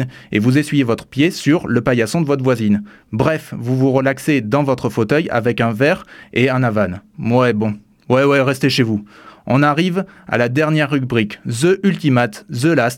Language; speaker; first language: French; native; French